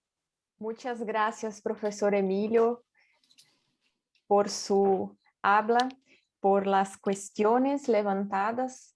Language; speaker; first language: Spanish; non-native, fluent; Portuguese